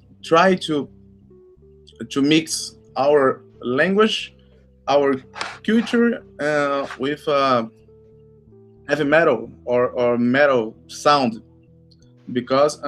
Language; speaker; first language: English; non-native, learner; Portuguese